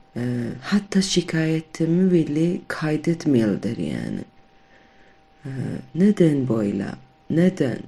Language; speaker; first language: Turkish; non-native, fluent; Kurdish